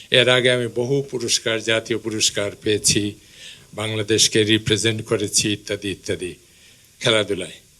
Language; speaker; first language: Bangla; native; Bangla